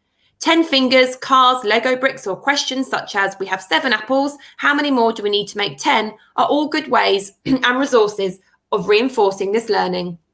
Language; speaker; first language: English; native; English